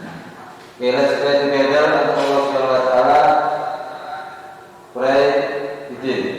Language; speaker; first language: English; non-native, learner; Indonesian